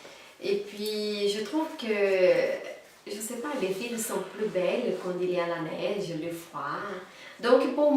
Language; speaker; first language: French; non-native, fluent; Portuguese